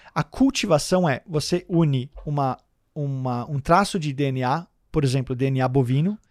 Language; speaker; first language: Portuguese; early bilingual, heritage; Danish